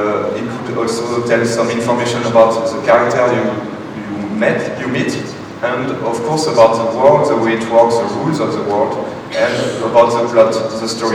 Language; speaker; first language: English; non-native, fluent; French